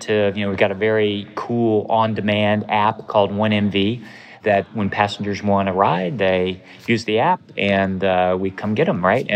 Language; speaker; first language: English; native; English